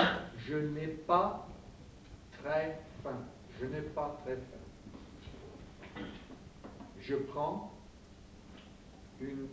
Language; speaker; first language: French; non-native, fluent; English